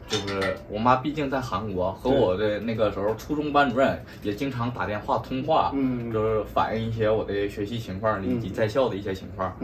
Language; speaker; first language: Chinese; native; Chinese